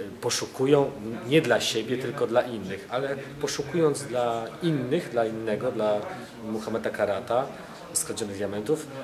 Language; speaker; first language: Polish; native; Polish